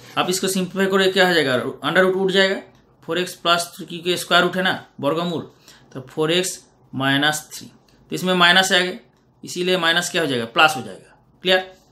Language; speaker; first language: Hindi; non-native, local second language; Bangla